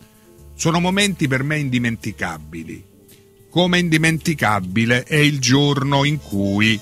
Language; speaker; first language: Italian; native; Italian